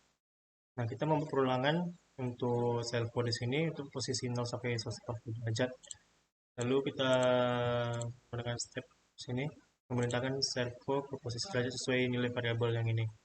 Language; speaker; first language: Indonesian; native; Indonesian